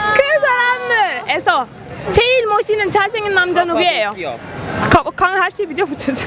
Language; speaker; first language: Korean; non-native, learner; Turkish